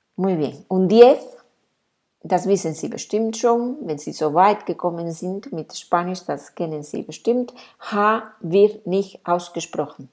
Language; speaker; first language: German; non-native, fluent; Spanish